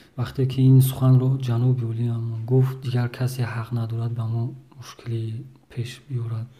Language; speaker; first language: Tajik; native; Tajik